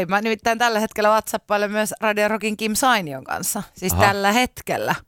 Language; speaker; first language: Finnish; native; Finnish